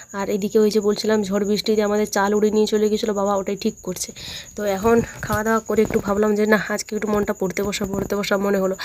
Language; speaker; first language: Bangla; non-native, local second language; Santali